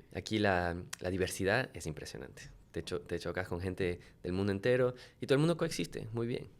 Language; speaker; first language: Spanish; early bilingual, other home language; French